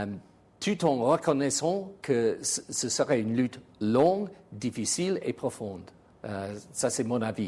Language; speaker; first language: French; non-native, fluent; English